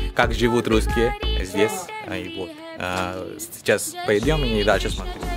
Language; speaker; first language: Russian; non-native, learner; Hindi